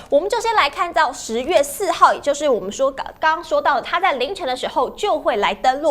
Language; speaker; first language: Chinese; native; Chinese